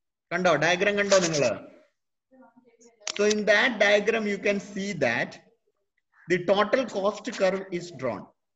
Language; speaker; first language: English; non-native, local second language; Malayalam